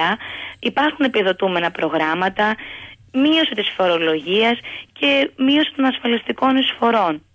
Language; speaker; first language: Greek; native; Greek